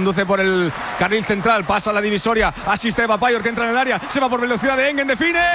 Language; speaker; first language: Spanish; native; Spanish